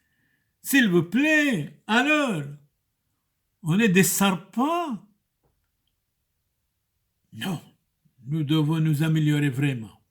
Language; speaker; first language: French; non-native, fluent; Turoyo